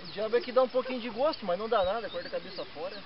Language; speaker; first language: Portuguese; native; Portuguese